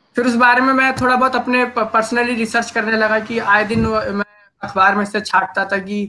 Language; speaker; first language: Hindi; native; Hindi